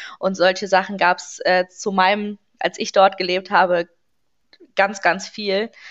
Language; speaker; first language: German; early bilingual, other home language; Persian